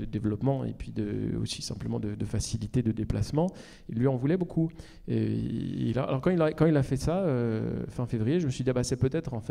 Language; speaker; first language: French; native; French